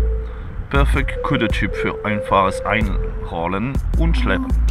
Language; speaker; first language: German; non-native, learner; French